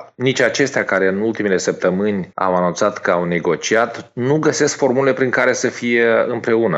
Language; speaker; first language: Romanian; native; Romanian